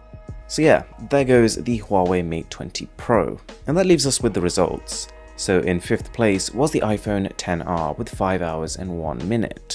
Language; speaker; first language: English; native; English